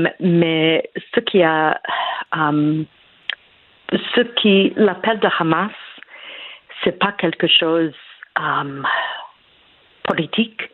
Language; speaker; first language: French; non-native, fluent; English